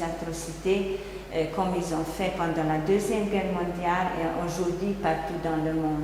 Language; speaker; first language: French; non-native, fluent; Hungarian